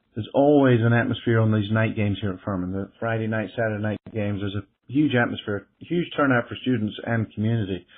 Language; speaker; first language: English; native; English